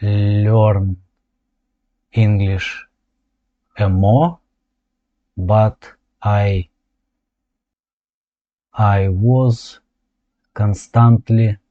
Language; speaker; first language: English; non-native, learner; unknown